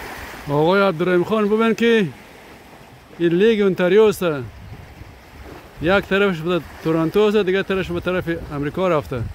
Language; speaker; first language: Persian; native; Persian